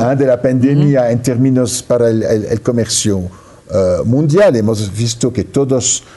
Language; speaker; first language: Spanish; non-native, fluent; French